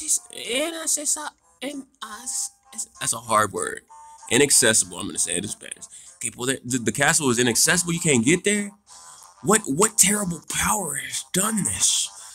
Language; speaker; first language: English; native; English